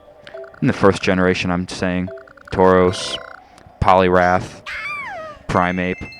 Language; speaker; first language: English; native; English